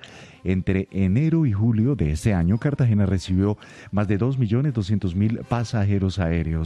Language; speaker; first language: Spanish; native; Spanish